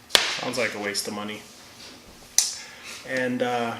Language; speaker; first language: English; native; English